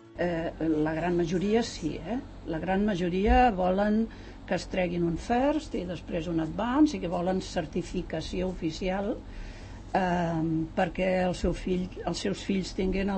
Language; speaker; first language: Catalan; native; Catalan